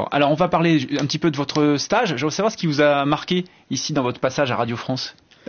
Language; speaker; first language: French; native; French